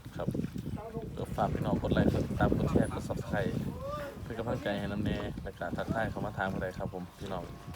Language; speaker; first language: Thai; native; Thai